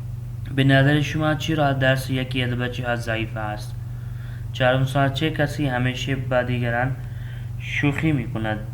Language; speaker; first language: Persian; non-native, fluent; Urdu